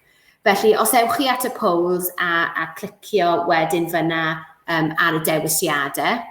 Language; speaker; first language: Welsh; native; Welsh